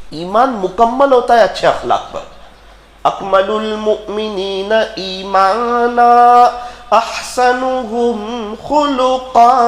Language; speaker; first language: Urdu; non-native, local second language; Gujarati